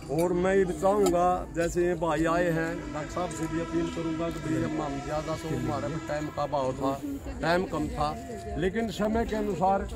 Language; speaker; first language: Hindi; native; Hindi